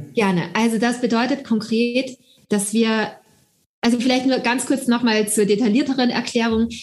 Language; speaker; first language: German; early bilingual, other home language; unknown